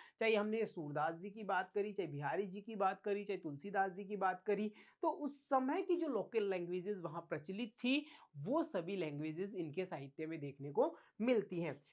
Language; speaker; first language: Hindi; native; Hindi